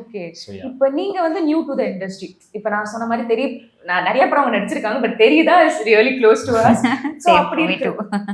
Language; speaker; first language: Tamil; native; Tamil